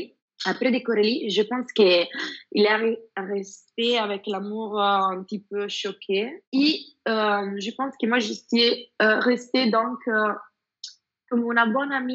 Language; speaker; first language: French; non-native, fluent; Spanish